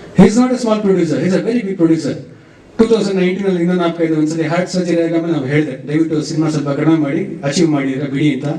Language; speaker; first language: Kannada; native; Kannada